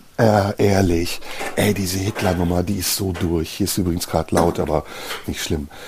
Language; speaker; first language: German; early bilingual, other home language; Turkish